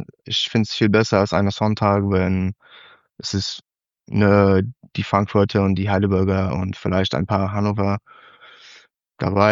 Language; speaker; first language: German; non-native, learner; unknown